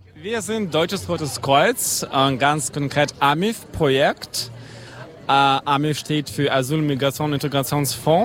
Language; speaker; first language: German; non-native, fluent; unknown